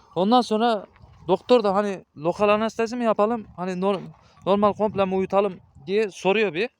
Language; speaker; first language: Turkish; native; Turkish